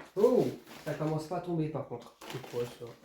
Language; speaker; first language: French; native; French